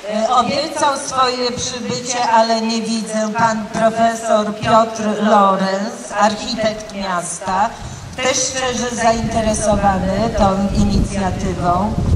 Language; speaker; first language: Polish; native; Polish